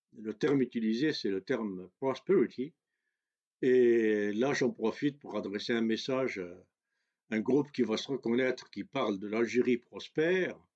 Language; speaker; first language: French; non-native, local second language; Kabyle